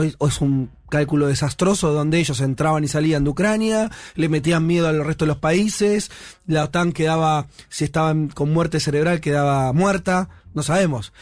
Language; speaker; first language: Spanish; native; Spanish